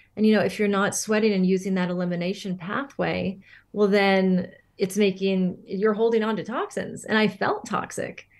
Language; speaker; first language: English; native; English